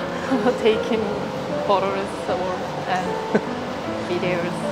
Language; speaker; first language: English; non-native, learner; Japanese